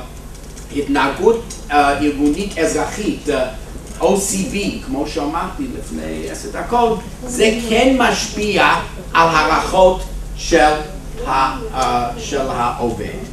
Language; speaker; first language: Hebrew; non-native, fluent; English